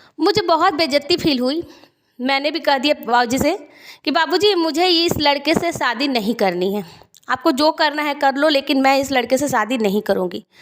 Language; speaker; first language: Hindi; native; Hindi